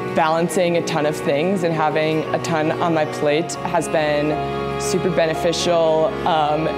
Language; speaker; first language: English; native; English